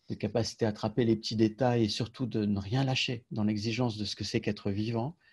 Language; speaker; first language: French; native; French